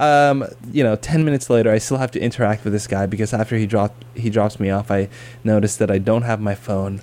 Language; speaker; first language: English; native; English